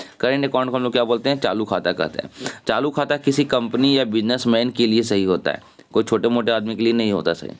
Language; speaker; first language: Hindi; native; Hindi